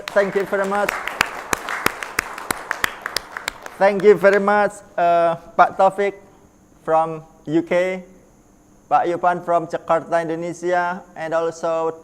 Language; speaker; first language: English; non-native, learner; Indonesian